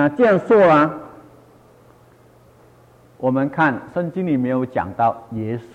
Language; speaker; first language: Chinese; non-native, local second language; Cantonese